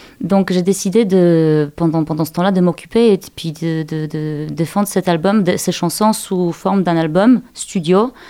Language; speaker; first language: French; non-native, fluent; Polish